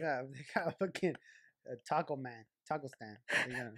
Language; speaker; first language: English; early bilingual, other home language; Spanish